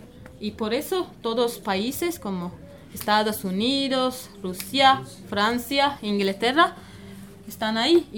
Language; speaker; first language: Spanish; non-native, learner; Kurdish